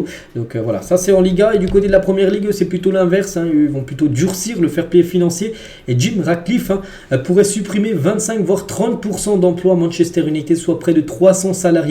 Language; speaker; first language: French; native; French